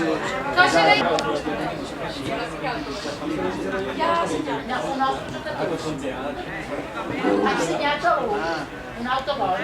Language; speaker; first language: Italian; native; Italian